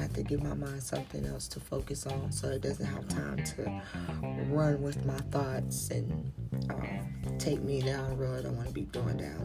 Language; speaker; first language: English; native; English